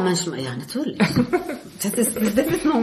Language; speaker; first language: German; non-native, learner; Arabic